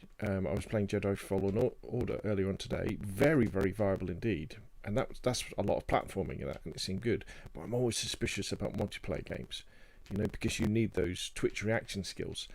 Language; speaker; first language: English; native; English